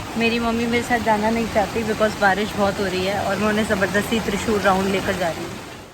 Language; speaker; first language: Hindi; native; Hindi